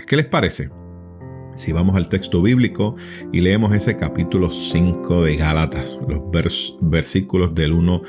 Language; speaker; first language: Spanish; native; Spanish